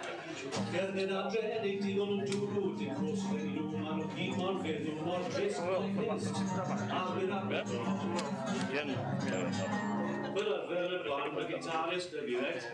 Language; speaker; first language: Welsh; native; Welsh